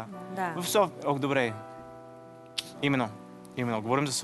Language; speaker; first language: Bulgarian; non-native, learner; English